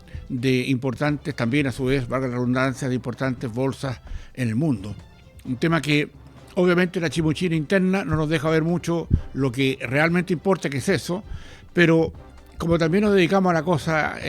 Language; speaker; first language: Spanish; native; Spanish